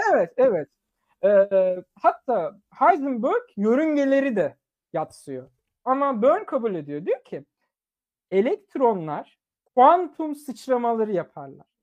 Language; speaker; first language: Turkish; early bilingual, other home language; German